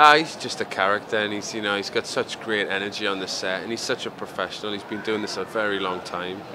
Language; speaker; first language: English; native; English